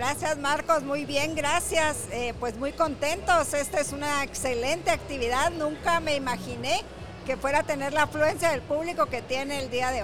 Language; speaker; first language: Spanish; native; Spanish